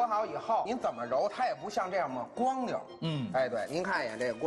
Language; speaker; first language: Chinese; native; Chinese